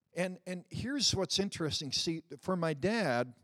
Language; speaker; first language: English; early bilingual, other home language; Dutch